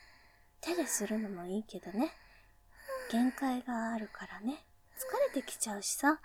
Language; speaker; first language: Japanese; native; Japanese